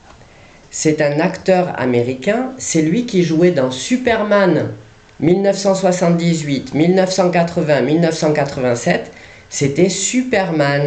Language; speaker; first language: French; native; French